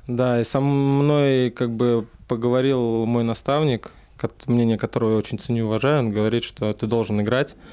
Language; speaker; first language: Russian; native; Russian